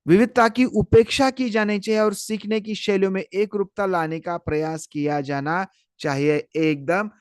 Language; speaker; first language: Hindi; non-native, local second language; Marathi